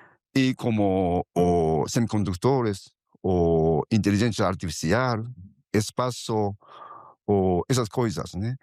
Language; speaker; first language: Portuguese; non-native, fluent; Japanese